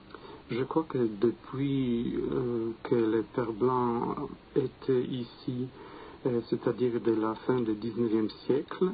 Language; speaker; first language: French; non-native, fluent; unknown